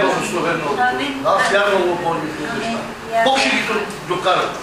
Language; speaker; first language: Bulgarian; non-native, local second language; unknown